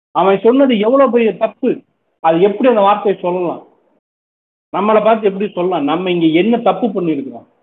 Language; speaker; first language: Tamil; native; Tamil